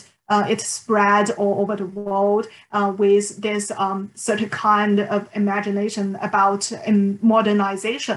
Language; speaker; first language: English; non-native, fluent; Chinese